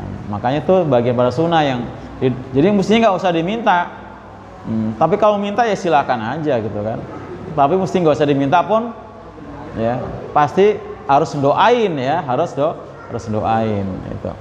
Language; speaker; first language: Indonesian; native; Indonesian